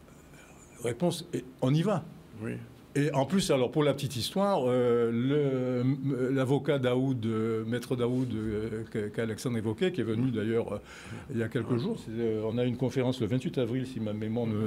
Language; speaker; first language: French; native; French